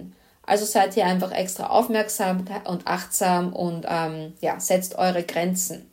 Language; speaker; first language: German; native; German